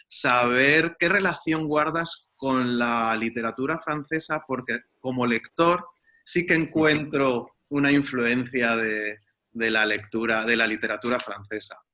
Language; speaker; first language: Spanish; native; Spanish